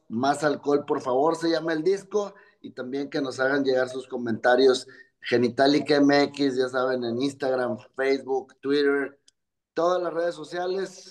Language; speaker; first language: Spanish; native; Spanish